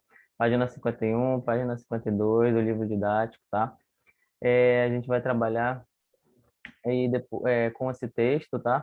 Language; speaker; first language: Portuguese; native; Portuguese